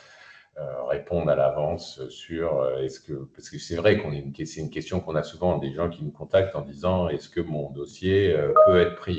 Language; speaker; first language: French; native; French